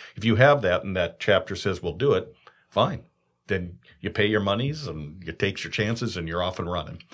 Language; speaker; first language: English; native; English